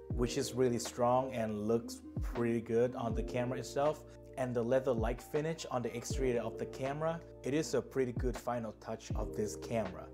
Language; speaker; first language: English; non-native, fluent; Thai